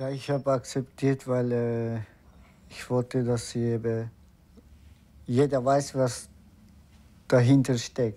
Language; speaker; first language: German; non-native, learner; Turkish